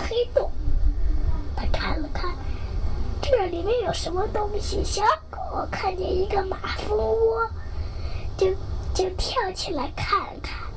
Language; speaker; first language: Chinese; native; Chinese